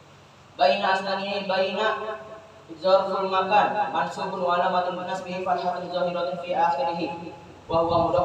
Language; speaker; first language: Arabic; non-native, learner; Indonesian